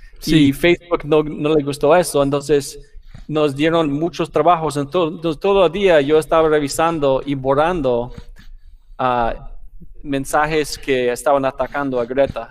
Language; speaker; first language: Spanish; non-native, fluent; English